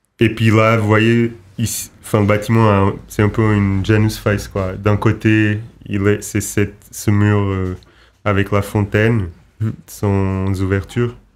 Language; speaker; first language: French; non-native, fluent; Portuguese